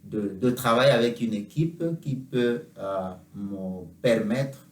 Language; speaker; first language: French; non-native, fluent; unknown